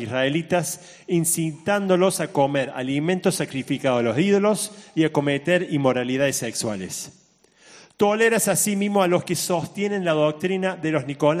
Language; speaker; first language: Spanish; native; Spanish